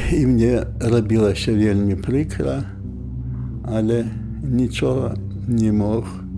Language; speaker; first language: Polish; non-native, local second language; Belarusian